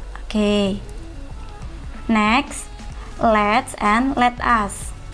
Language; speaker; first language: English; non-native, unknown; Indonesian